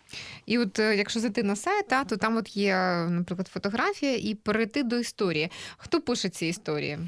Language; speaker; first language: Ukrainian; native; Ukrainian